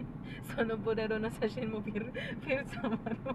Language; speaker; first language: Japanese; non-native, learner; Filipino